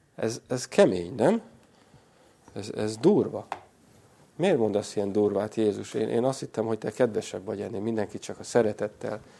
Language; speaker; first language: Hungarian; native; Hungarian